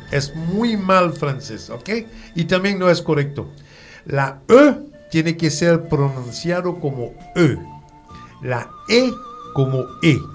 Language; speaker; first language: Spanish; non-native, fluent; French